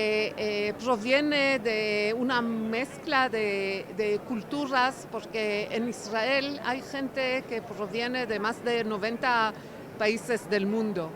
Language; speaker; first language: Spanish; non-native, fluent; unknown